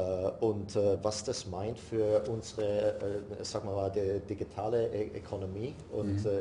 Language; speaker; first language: German; non-native, learner; English